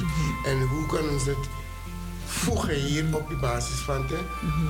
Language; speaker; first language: Dutch; non-native, fluent; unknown